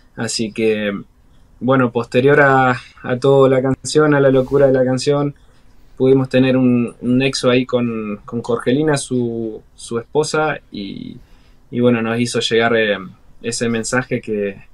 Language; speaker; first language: Spanish; native; Spanish